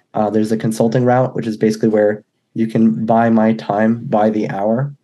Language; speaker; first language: English; native; English